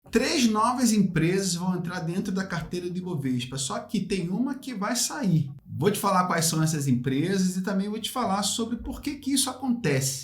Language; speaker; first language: Portuguese; native; Portuguese